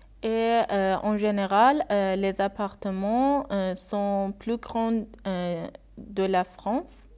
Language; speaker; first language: French; non-native, learner; Persian